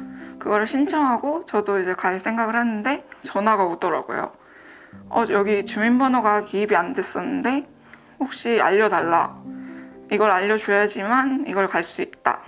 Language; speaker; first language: Korean; early bilingual, other home language; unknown